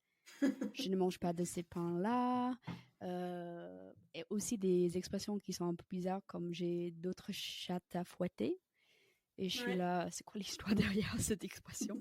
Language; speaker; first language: French; non-native, fluent; English